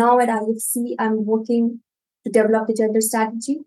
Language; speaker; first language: English; non-native, local second language; Hindi